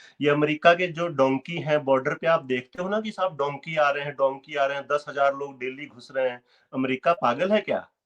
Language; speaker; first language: Hindi; native; Hindi